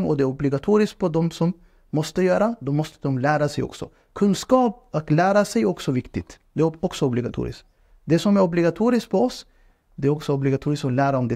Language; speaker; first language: Swedish; non-native, fluent; Urdu